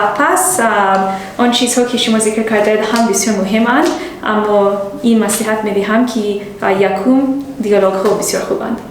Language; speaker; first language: Persian; non-native, learner; English